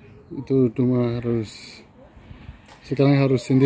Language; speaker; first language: Indonesian; non-native, learner; German